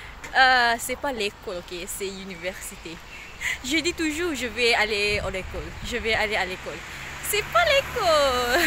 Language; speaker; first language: French; non-native, learner; Malay